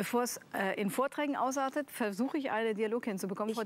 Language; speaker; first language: German; native; German